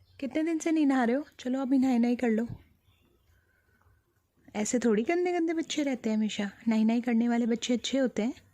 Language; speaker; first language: Hindi; native; Hindi